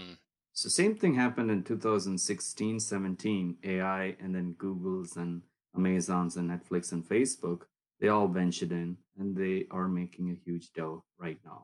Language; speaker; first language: English; non-native, local second language; Tamil